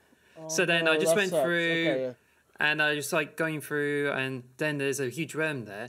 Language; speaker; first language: English; native; English